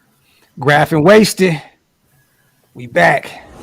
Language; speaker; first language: English; native; English